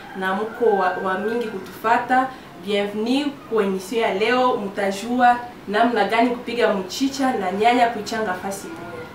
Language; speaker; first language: Swahili; native; Swahili